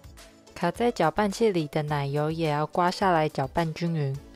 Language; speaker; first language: Chinese; native; Chinese